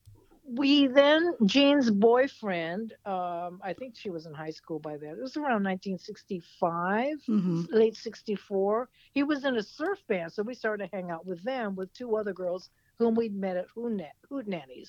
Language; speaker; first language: English; native; English